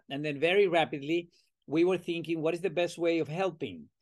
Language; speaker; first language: English; non-native, fluent; Spanish